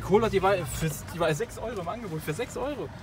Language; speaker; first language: German; native; German